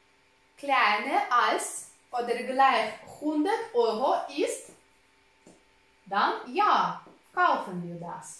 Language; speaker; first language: German; non-native, fluent; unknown